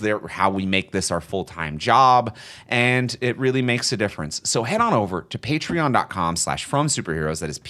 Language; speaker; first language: English; native; English